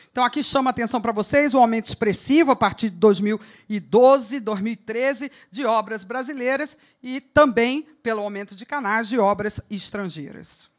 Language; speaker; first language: Portuguese; native; Portuguese